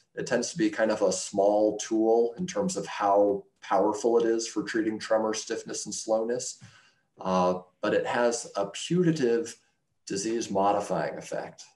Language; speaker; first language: English; native; English